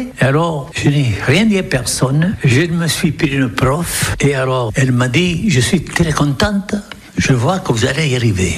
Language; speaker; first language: French; non-native, local second language; Occitan